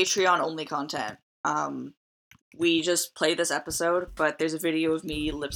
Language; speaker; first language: English; native; English